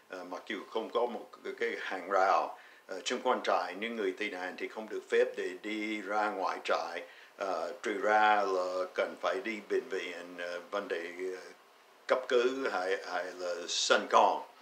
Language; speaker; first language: Vietnamese; non-native, fluent; English